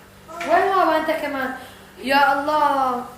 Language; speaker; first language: Arabic; native; Arabic